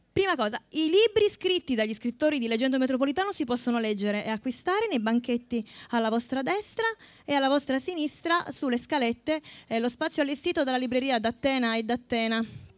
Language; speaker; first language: Italian; native; Italian